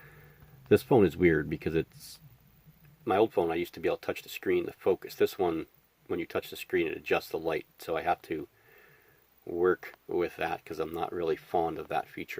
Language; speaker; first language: English; native; English